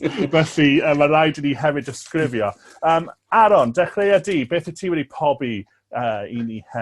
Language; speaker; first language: Welsh; native; Welsh